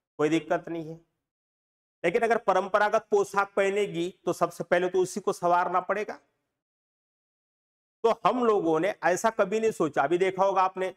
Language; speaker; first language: Hindi; non-native, local second language; Marathi